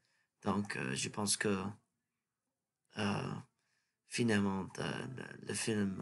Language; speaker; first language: French; non-native, learner; English